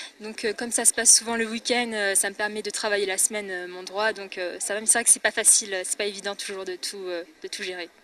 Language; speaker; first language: French; native; French